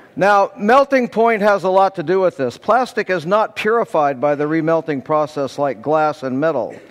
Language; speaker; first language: English; native; English